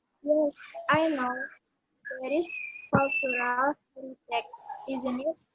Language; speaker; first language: English; non-native, learner; Indonesian